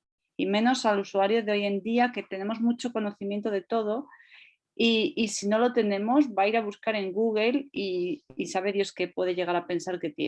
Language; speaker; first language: Spanish; native; Spanish